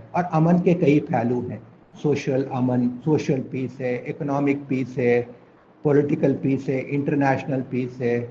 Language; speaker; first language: Urdu; non-native, local second language; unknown